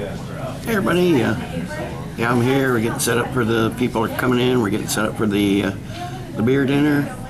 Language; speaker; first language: English; native; English